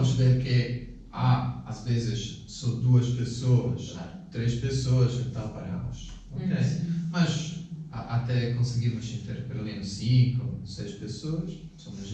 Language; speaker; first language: Portuguese; non-native, fluent; Italian